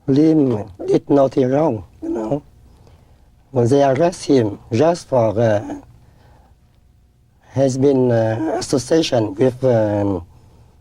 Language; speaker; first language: English; non-native, fluent; Vietnamese